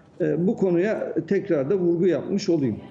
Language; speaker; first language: Turkish; native; Turkish